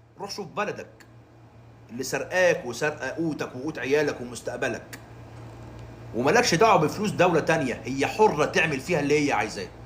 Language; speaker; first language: Arabic; native; Arabic